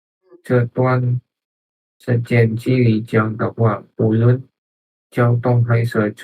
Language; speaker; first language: Chinese; non-native, learner; Indonesian